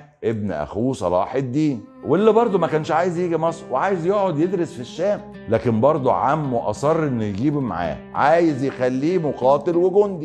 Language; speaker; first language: Arabic; native; Arabic